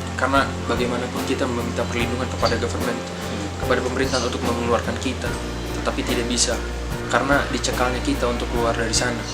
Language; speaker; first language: Indonesian; non-native, fluent; Arabic